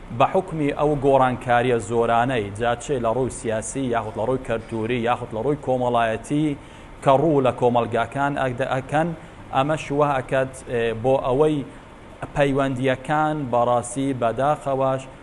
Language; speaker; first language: Central Kurdish; non-native, local second language; Assyrian Neo-Aramaic